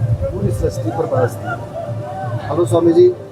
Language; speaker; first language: Hindi; native; Hindi